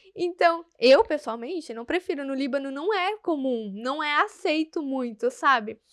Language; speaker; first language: Portuguese; native; Portuguese